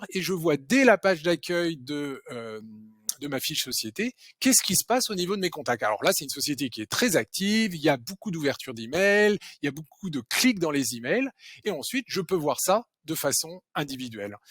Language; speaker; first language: French; native; French